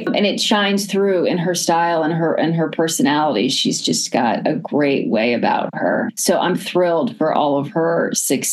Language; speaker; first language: English; native; English